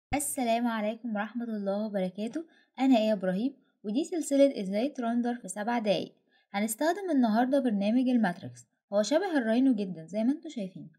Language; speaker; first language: Arabic; native; Arabic